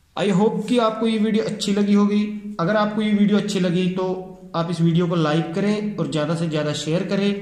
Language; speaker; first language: Hindi; non-native, local second language; Punjabi